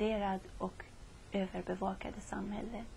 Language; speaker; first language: Swedish; non-native, fluent; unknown